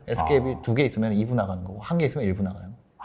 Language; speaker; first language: Korean; native; Korean